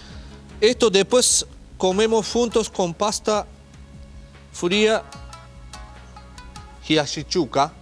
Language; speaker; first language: Spanish; non-native, learner; Japanese